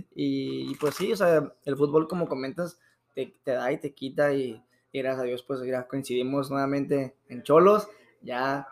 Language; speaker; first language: Spanish; native; Spanish